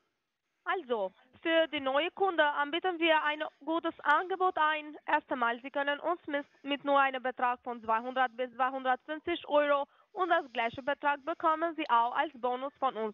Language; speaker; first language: German; non-native, fluent; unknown